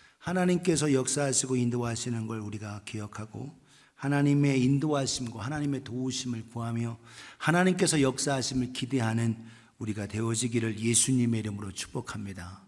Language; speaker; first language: Korean; native; Korean